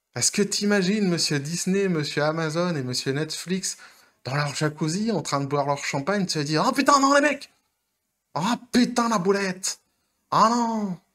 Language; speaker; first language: French; native; French